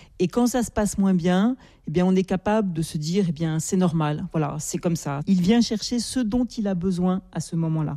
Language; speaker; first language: French; native; French